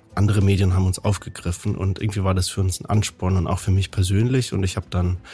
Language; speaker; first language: German; native; German